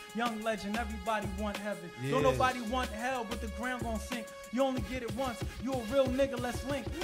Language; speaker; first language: English; native; English